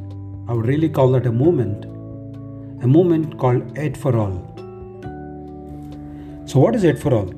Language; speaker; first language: English; non-native, local second language; Telugu